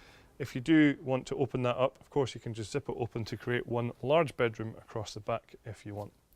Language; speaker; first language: English; native; English